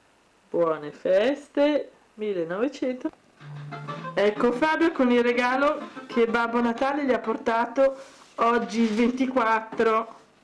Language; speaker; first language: Italian; native; Italian